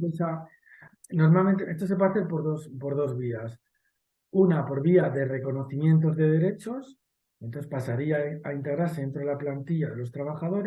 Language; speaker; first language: Spanish; native; Spanish